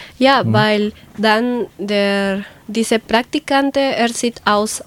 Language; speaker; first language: German; non-native, learner; Spanish